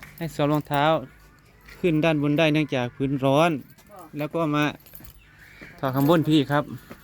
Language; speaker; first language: Thai; native; Thai